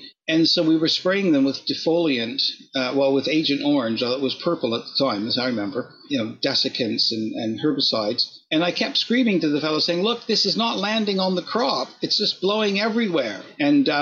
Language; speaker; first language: English; native; English